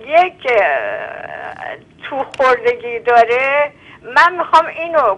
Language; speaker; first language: Persian; native; Persian